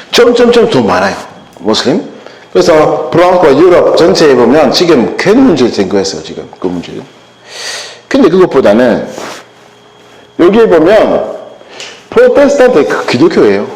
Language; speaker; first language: Korean; non-native, learner; French